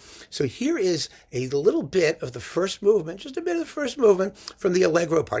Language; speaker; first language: English; native; English